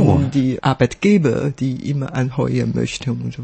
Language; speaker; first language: German; non-native, fluent; Chinese